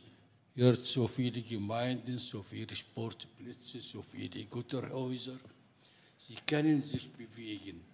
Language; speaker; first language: German; non-native, fluent; Arabic